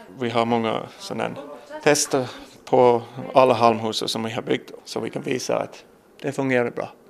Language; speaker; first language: Swedish; non-native, learner; English